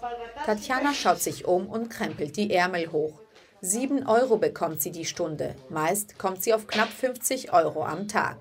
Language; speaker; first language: German; early bilingual, other home language; Greek